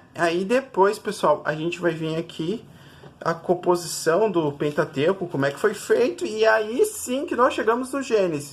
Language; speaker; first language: Portuguese; native; Portuguese